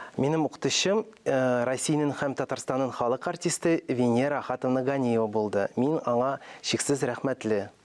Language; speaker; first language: Tatar; non-native, local second language; Russian